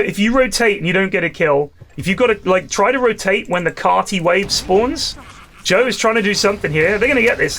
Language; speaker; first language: English; native; English